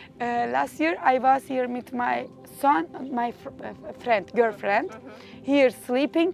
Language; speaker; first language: English; non-native, learner; Turkish